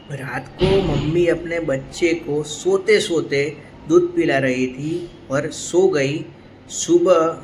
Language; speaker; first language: Hindi; non-native, local second language; Gujarati